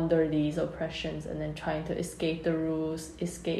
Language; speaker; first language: English; non-native, local second language; Cantonese